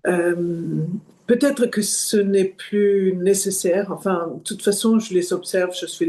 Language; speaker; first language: French; non-native, fluent; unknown